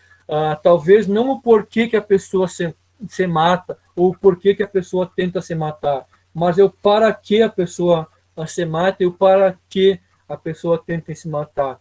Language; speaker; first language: Portuguese; native; Portuguese